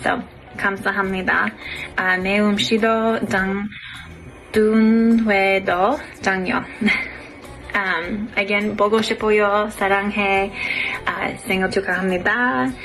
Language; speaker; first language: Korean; non-native, learner; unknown